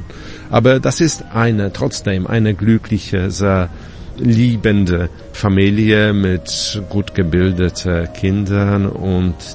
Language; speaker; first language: German; non-native, fluent; Polish